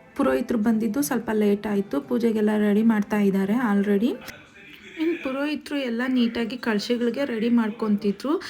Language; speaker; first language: Kannada; non-native, local second language; Telugu